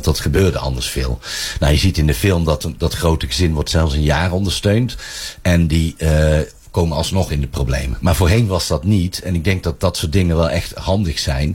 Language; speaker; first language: Dutch; native; Dutch